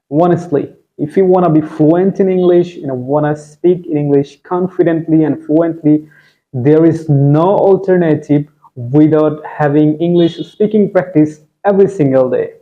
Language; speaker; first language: English; non-native, local second language; Bangla